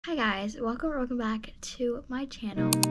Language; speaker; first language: English; native; English